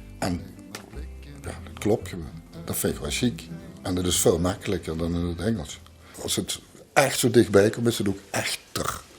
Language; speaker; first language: Dutch; native; Dutch